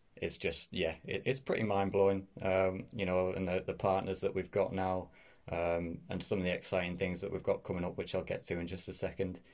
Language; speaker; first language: English; native; English